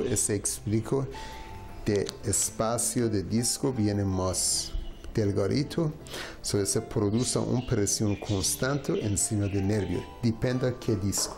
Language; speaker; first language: Spanish; non-native, learner; Persian